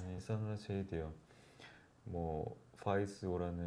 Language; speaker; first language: Turkish; non-native, fluent; Korean